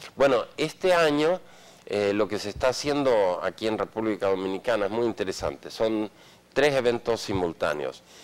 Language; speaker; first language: Spanish; non-native, fluent; Swedish